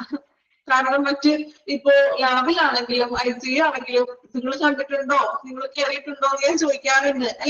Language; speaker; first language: Malayalam; native; Malayalam